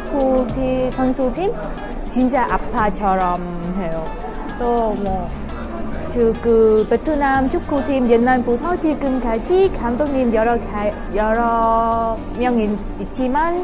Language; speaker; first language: Korean; non-native, learner; Vietnamese